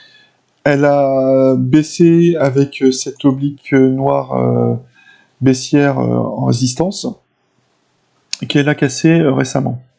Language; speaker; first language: French; native; French